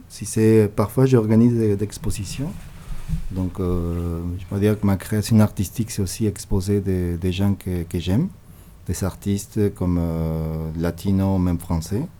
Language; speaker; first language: French; non-native, fluent; Spanish